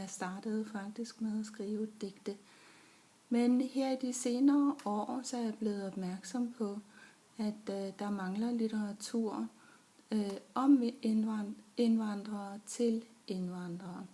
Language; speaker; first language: Danish; early bilingual, other home language; German